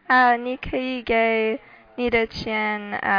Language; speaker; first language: Chinese; non-native, learner; English